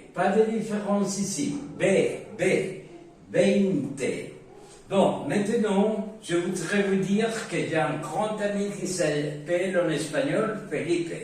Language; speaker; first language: French; non-native, fluent; Spanish